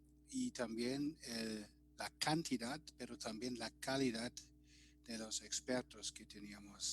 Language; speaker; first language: Spanish; non-native, fluent; German